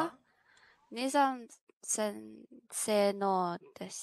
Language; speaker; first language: Japanese; non-native, learner; Malay